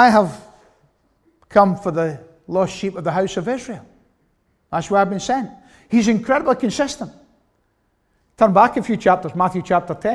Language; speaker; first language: English; native; English